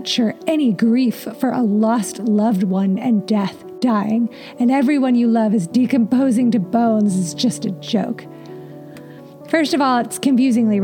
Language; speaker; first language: English; native; English